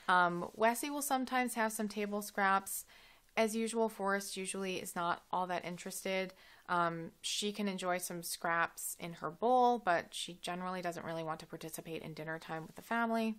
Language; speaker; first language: English; native; English